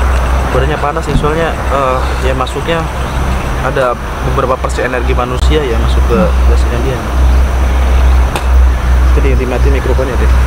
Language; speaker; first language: Indonesian; non-native, local second language; Sundanese